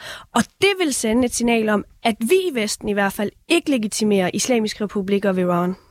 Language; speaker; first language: Danish; early bilingual, other home language; Persian